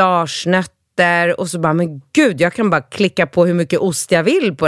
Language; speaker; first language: Swedish; native; Swedish